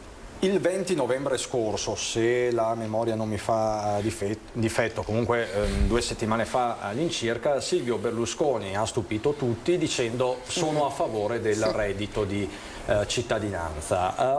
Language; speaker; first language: Italian; native; Italian